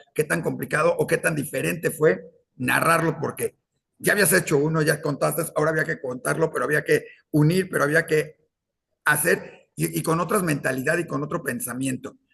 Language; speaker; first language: Spanish; native; Spanish